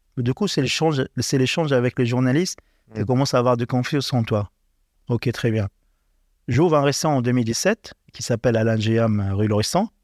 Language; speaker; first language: French; non-native, learner; Arabic